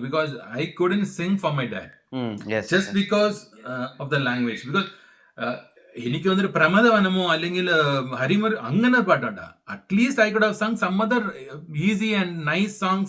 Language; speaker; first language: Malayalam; early bilingual, heritage; Malayalam